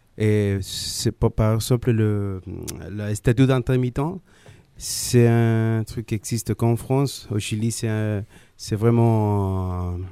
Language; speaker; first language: French; non-native, fluent; Spanish